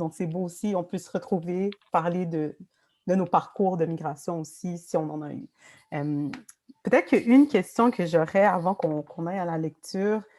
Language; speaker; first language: French; native; French